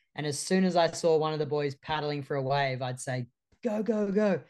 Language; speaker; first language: English; native; English